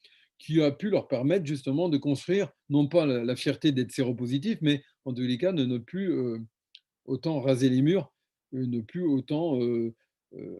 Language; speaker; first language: French; native; French